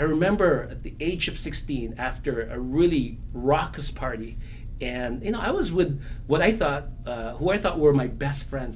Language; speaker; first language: English; non-native, local second language; Filipino